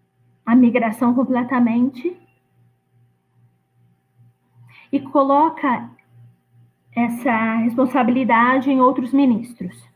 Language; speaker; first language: Portuguese; non-native, fluent; Greek